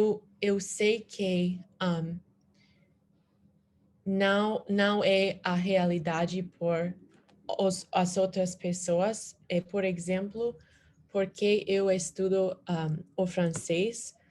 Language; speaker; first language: Portuguese; non-native, learner; English